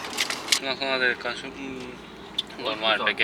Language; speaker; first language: Spanish; non-native, fluent; Korean